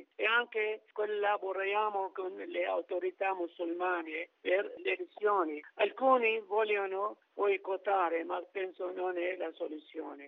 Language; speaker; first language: Italian; non-native, fluent; Arabic